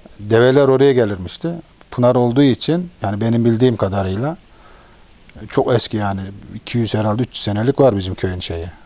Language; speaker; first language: Turkish; native; Turkish